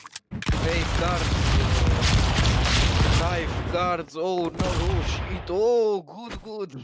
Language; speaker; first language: English; non-native, learner; Romanian